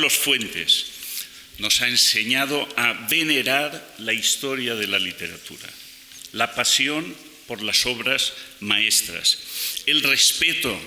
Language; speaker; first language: Spanish; native; Spanish